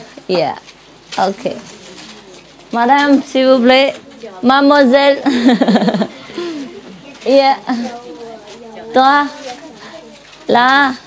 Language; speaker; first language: French; non-native, learner; Vietnamese